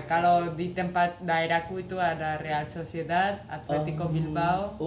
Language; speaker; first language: Indonesian; non-native, fluent; Spanish